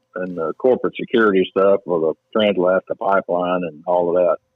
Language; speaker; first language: English; native; English